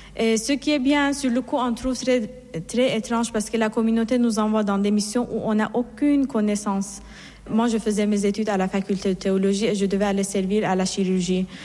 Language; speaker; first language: French; non-native, fluent; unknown